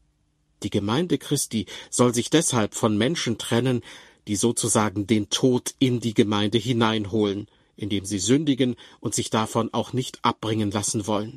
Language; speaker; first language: German; native; German